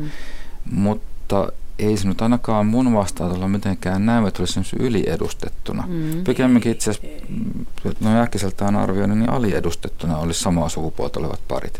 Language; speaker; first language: Finnish; native; Finnish